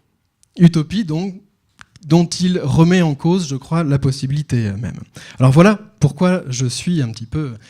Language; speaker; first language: French; native; French